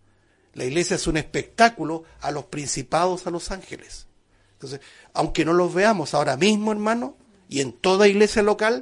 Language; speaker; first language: Spanish; native; Spanish